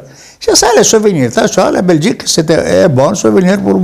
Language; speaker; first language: French; non-native, learner; Greek